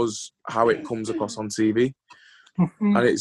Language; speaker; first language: English; native; English